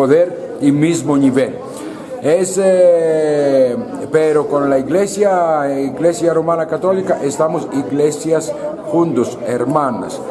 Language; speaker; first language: Spanish; non-native, learner; Greek